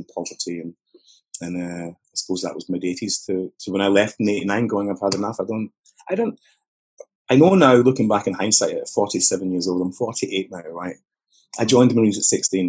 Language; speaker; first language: English; native; English